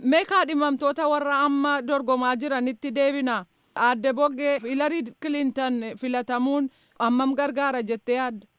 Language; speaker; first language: Oromo; native; Oromo